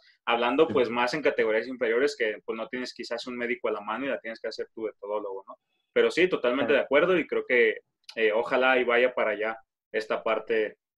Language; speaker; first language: Spanish; native; Spanish